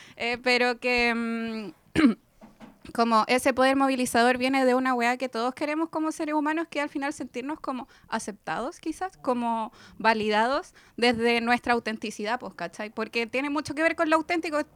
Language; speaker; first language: Spanish; native; Spanish